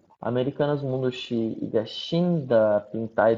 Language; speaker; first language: Chinese; non-native, learner; Portuguese